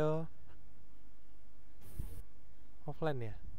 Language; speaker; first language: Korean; non-native, fluent; Indonesian